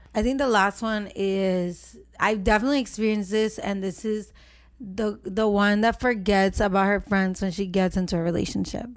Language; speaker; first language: English; early bilingual, other home language; Spanish